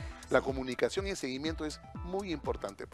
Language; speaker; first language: Spanish; native; Spanish